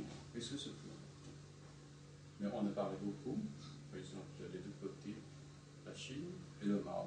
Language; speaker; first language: French; non-native, fluent; Chinese